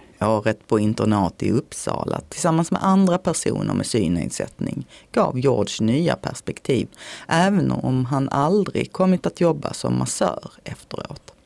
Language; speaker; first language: Swedish; native; Swedish